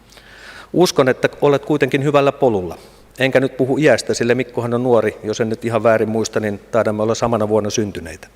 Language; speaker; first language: Finnish; native; Finnish